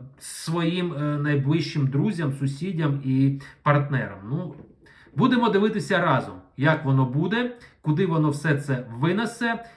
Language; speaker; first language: Ukrainian; non-native, local second language; Russian